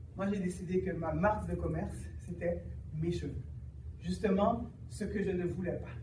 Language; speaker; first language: French; early bilingual, other home language; Haitian Creole